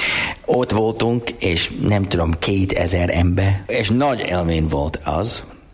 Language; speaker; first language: Hungarian; non-native, learner; English